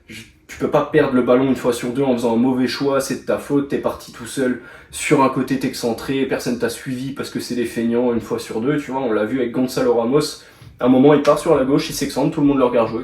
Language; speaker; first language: French; native; French